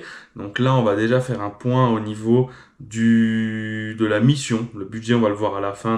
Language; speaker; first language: French; native; French